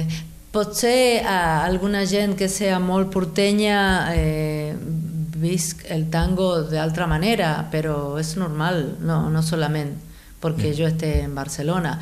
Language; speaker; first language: Catalan; non-native, fluent; Spanish